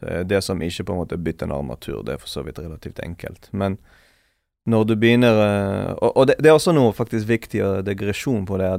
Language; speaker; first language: Norwegian; non-native, fluent; Hebrew